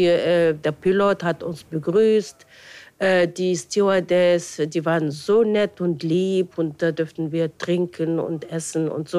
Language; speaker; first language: German; non-native, fluent; Arabic